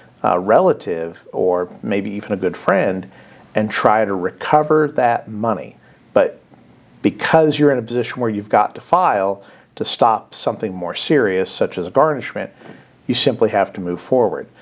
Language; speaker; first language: English; native; English